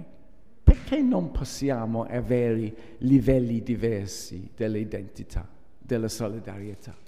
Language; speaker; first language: Italian; non-native, fluent; English